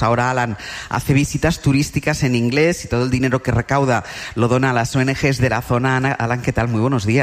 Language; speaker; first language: Spanish; native; Spanish